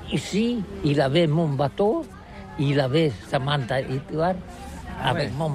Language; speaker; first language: French; non-native, learner; Catalan